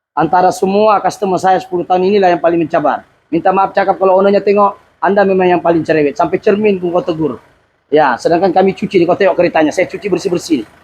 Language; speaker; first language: Malay; native; Malay